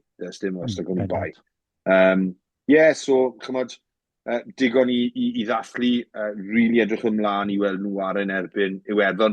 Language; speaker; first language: Welsh; native; Welsh